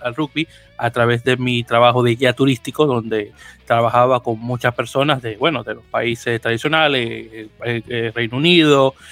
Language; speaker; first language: Spanish; native; Spanish